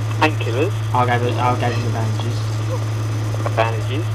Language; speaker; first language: English; native; English